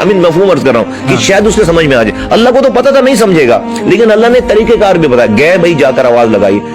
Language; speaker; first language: Urdu; native; Urdu